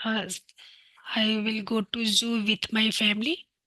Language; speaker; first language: English; non-native, learner; Hindi